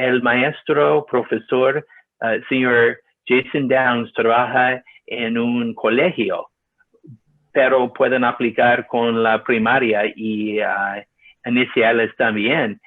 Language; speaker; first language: Spanish; non-native, learner; English